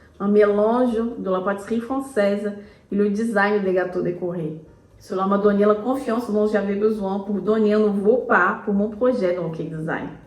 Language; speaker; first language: French; non-native, fluent; Portuguese